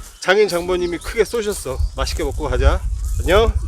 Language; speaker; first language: Korean; native; Korean